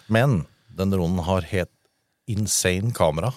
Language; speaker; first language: Norwegian; native; Norwegian